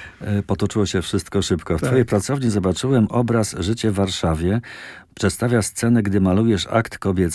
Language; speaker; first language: Polish; native; Polish